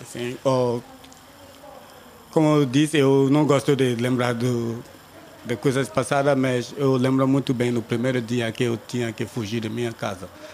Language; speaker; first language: Portuguese; non-native, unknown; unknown